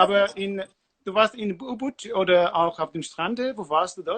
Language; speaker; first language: German; non-native, learner; Polish